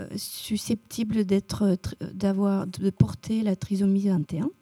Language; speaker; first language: French; non-native, fluent; Romanian